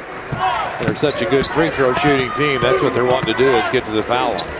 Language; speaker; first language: English; native; English